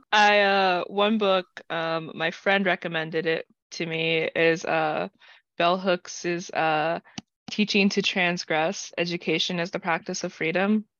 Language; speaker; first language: English; native; English